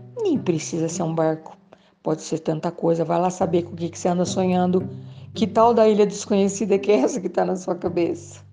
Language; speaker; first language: Portuguese; native; Portuguese